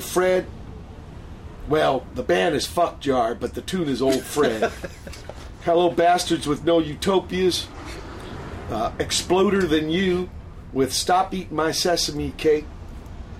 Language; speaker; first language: English; native; English